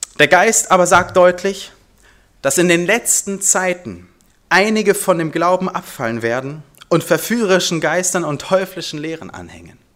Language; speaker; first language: German; early bilingual, heritage; German